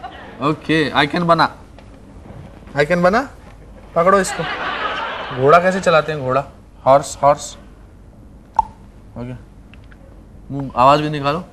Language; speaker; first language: Hindi; native; Hindi